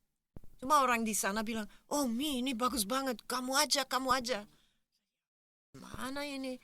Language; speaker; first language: Indonesian; non-native, fluent; Dutch